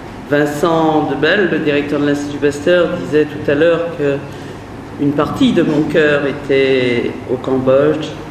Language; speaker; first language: French; native; French